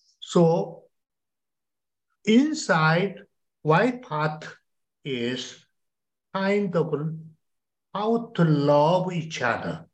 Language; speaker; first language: English; non-native, learner; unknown